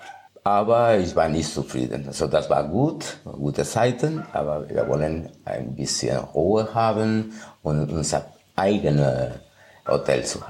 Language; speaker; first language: German; non-native, fluent; Spanish